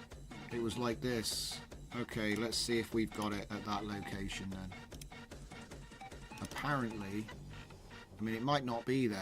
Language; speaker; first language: English; native; English